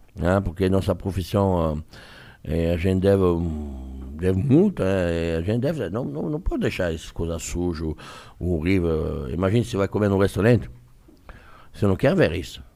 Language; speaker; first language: Portuguese; non-native, fluent; French